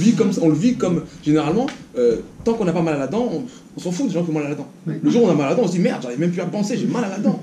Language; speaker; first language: French; native; French